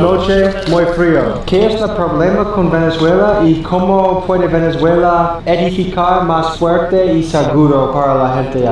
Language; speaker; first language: Spanish; non-native, learner; English